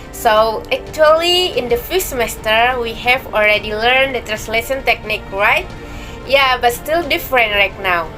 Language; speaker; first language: English; non-native, learner; Indonesian